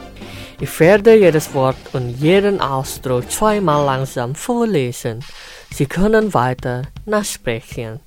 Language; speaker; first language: German; non-native, fluent; Indonesian